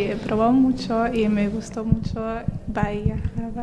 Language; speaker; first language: Spanish; non-native, learner; Somali